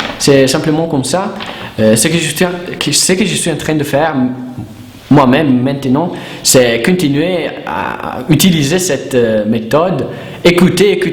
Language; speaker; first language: French; non-native, learner; Italian